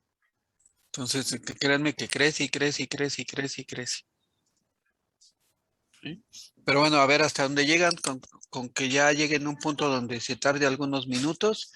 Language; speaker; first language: Spanish; native; Spanish